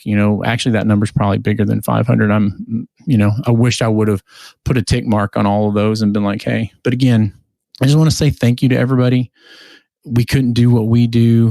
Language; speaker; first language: English; native; English